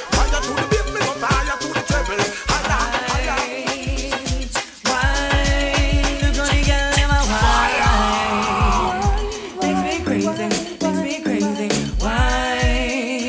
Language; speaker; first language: English; non-native, local second language; Jamaican Creole English